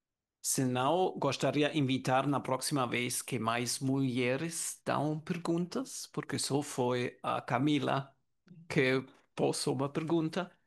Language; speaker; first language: Portuguese; non-native, learner; German